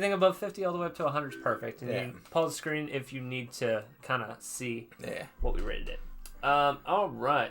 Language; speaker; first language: English; native; English